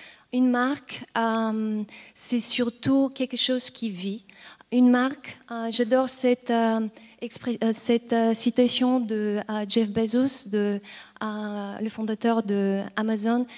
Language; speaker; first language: French; non-native, fluent; Bulgarian